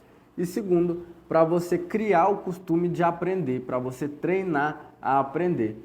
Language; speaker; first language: Portuguese; native; Portuguese